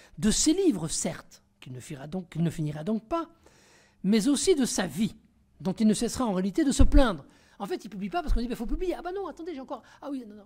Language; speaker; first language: French; native; French